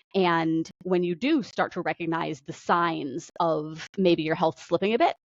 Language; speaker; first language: English; native; English